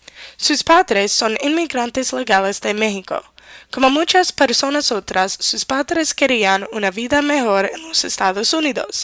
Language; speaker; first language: Spanish; non-native, learner; English